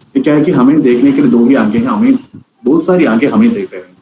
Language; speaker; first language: Hindi; non-native, local second language; Malayalam